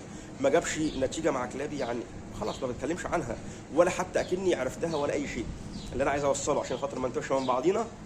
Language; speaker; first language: Arabic; native; Arabic